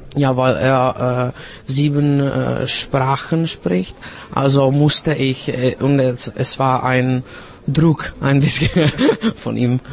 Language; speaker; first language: German; non-native, learner; Czech